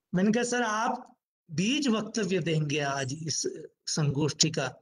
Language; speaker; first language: Hindi; native; Hindi